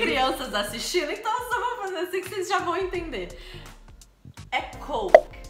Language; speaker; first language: Portuguese; native; Portuguese